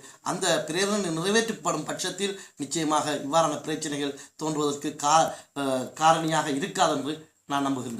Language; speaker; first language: Tamil; native; Tamil